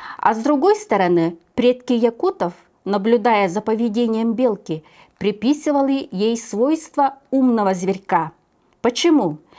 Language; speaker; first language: Russian; non-native, local second language; Yakut